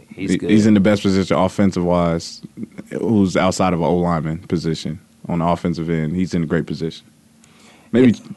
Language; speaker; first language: English; native; English